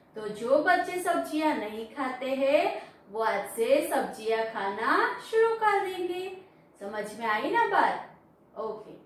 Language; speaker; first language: Hindi; non-native, local second language; Gujarati